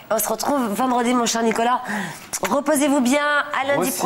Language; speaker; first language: French; native; French